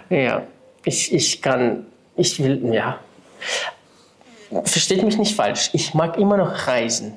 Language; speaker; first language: German; non-native, fluent; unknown